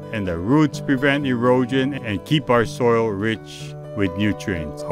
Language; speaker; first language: English; native; English